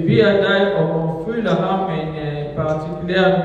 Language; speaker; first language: Danish; non-native, fluent; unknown